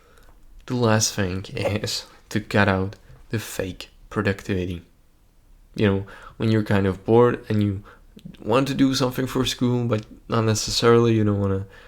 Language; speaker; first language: English; non-native, fluent; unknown